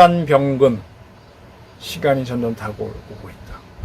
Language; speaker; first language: Korean; native; Korean